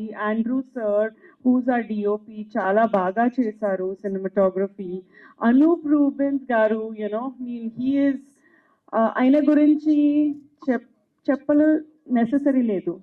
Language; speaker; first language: Telugu; non-native, fluent; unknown